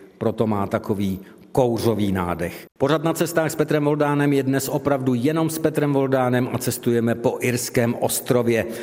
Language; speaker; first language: Czech; native; Czech